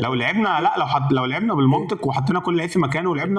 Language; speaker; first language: Arabic; native; Arabic